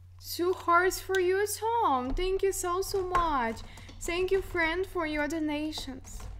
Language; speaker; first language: English; non-native, learner; Russian